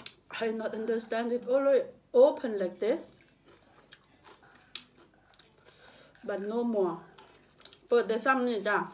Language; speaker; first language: English; non-native, learner; Thai